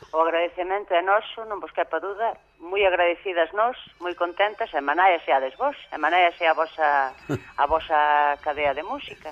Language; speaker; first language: Galician; native; Galician